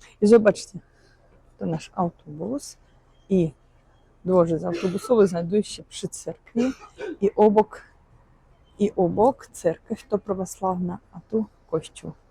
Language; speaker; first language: Polish; non-native, fluent; Russian